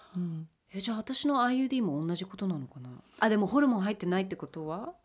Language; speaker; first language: Japanese; early bilingual, heritage; English